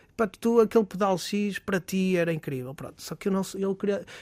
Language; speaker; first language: Portuguese; native; Portuguese